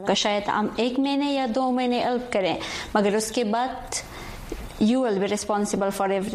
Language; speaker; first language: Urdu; non-native, learner; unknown